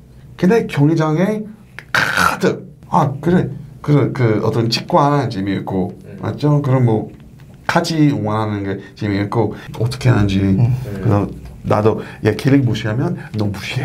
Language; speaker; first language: Korean; non-native, learner; English